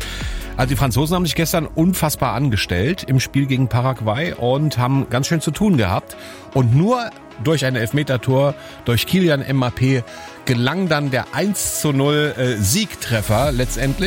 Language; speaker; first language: German; native; German